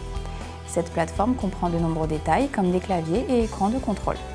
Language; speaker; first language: French; native; French